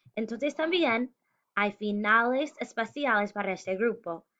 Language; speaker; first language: Spanish; non-native, fluent; English